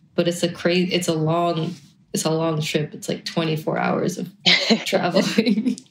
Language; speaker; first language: English; native; English